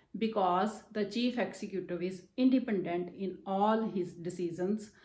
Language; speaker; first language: English; non-native, local second language; Punjabi